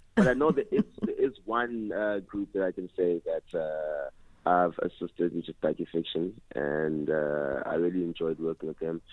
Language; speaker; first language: English; non-native, local second language; Xhosa